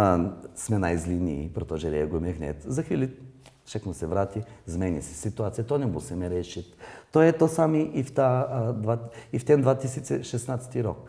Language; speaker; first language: Czech; non-native, learner; Bulgarian